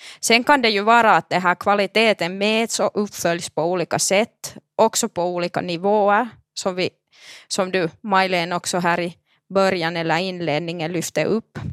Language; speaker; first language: Swedish; native; Swedish